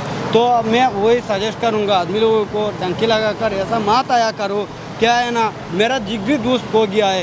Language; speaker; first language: Hindi; non-native, fluent; Bangla